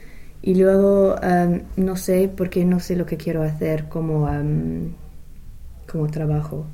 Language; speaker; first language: Spanish; non-native, fluent; English